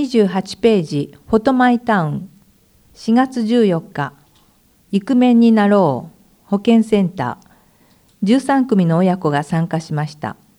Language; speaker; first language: Japanese; native; Japanese